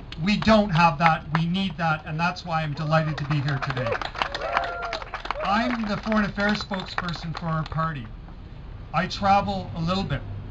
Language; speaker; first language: English; native; English